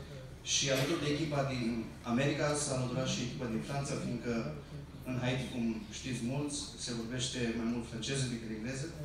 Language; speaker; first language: Romanian; early bilingual, heritage; Romanian